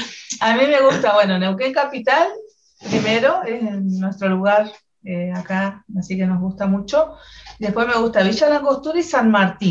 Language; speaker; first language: Spanish; native; Spanish